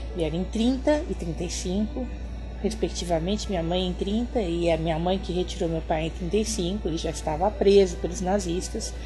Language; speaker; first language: Portuguese; early bilingual, other home language; German